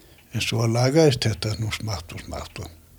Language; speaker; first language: Icelandic; native; Icelandic